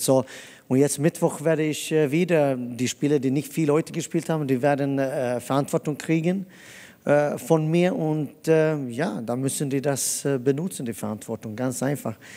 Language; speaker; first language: German; non-native, fluent; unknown